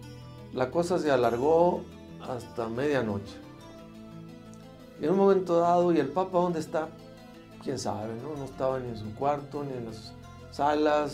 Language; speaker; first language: Spanish; native; Spanish